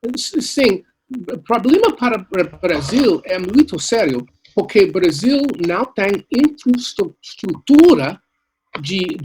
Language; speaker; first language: Portuguese; non-native, learner; English